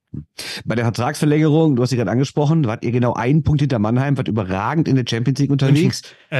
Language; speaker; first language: German; native; German